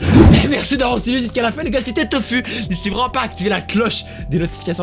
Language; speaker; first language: French; native; French